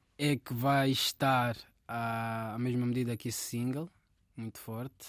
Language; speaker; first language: Portuguese; native; Portuguese